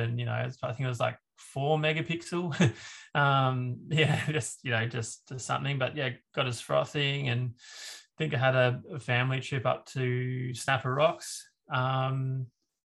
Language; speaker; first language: English; native; English